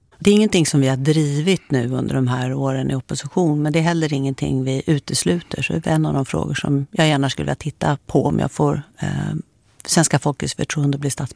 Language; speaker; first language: Swedish; native; Swedish